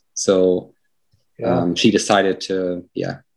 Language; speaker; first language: English; non-native, fluent; German